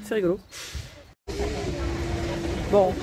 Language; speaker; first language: French; native; French